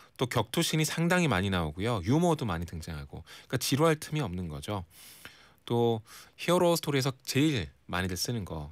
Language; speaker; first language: Korean; native; Korean